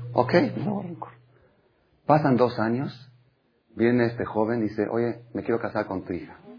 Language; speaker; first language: Spanish; non-native, fluent; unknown